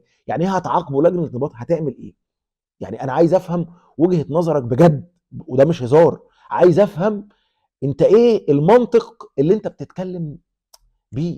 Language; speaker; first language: Arabic; native; Arabic